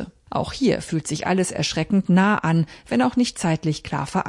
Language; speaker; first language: German; native; German